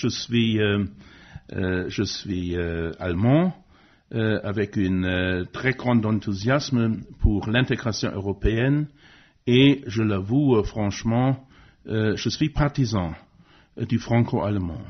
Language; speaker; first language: French; non-native, fluent; German